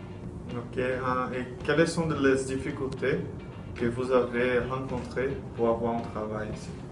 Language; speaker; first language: French; non-native, learner; Portuguese